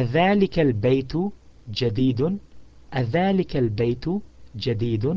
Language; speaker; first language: Arabic; non-native, fluent; English